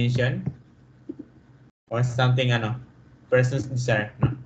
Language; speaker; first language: English; non-native, local second language; Filipino